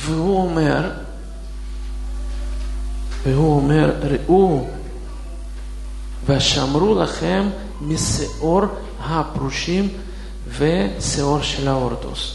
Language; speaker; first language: Hebrew; non-native, fluent; Russian